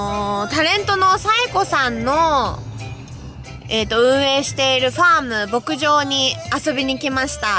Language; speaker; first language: Japanese; native; Japanese